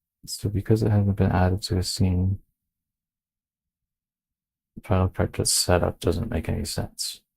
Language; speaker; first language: English; native; English